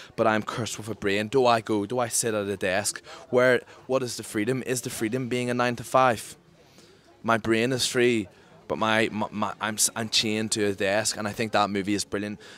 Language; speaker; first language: English; native; English